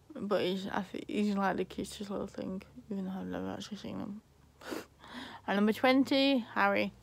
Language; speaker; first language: English; native; English